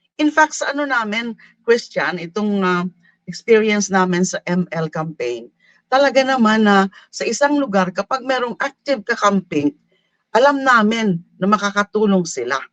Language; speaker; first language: Filipino; non-native, local second language; Bikol